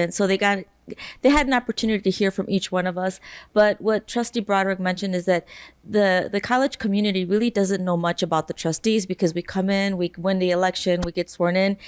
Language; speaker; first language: English; native; English